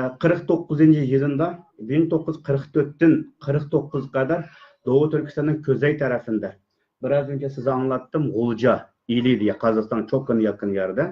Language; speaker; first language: Turkish; non-native, learner; Uyghur